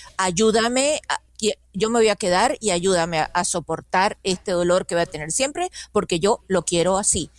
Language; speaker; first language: Spanish; native; Spanish